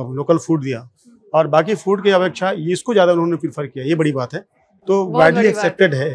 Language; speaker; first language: Hindi; non-native, local second language; Sadri